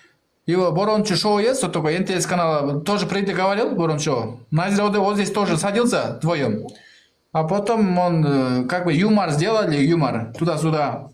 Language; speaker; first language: Russian; non-native, learner; Kyrgyz